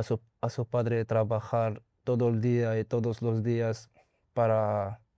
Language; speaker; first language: Spanish; non-native, learner; Arabic